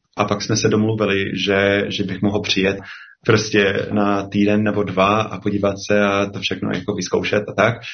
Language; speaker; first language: Czech; non-native, fluent; English